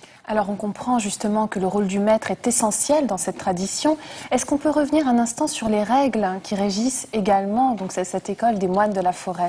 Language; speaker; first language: French; native; French